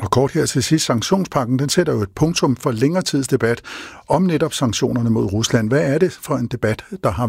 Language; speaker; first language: Danish; native; Danish